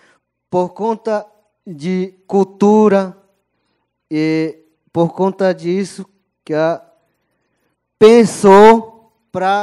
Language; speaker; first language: Portuguese; non-native, local second language; Yanomámi